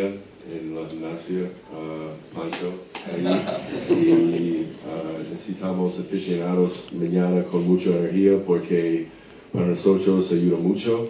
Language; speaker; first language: Spanish; non-native, learner; English